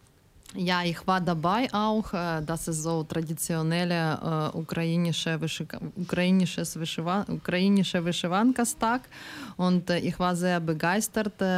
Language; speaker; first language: German; non-native, learner; Ukrainian